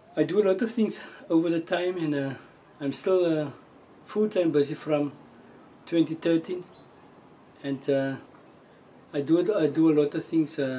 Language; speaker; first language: English; non-native, local second language; Afrikaans